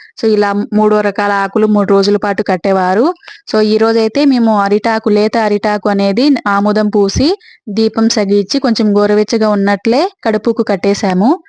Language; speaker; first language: Telugu; non-native, local second language; Lambadi